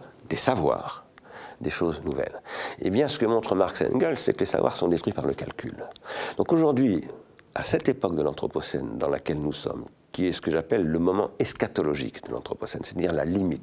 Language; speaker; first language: French; native; French